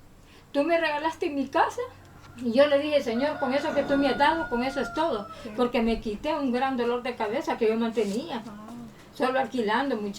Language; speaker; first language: Spanish; native; Spanish